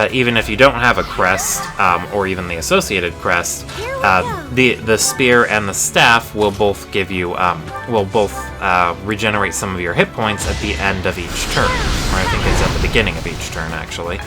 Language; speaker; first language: English; native; English